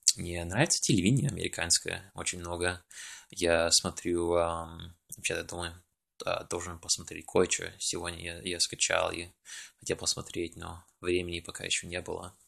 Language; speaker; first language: Russian; early bilingual, heritage; Russian